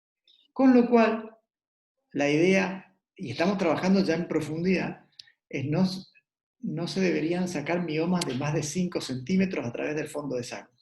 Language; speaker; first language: Spanish; native; Spanish